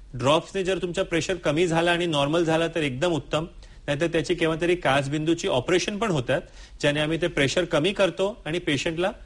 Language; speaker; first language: Marathi; non-native, local second language; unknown